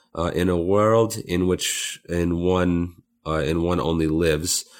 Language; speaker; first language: German; non-native, fluent; English